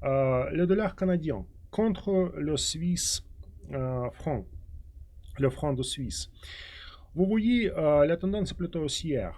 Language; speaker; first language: French; non-native, fluent; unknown